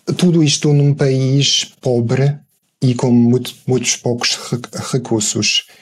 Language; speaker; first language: Portuguese; non-native, fluent; German